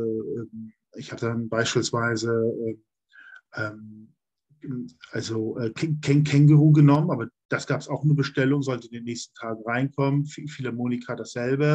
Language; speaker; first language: German; native; German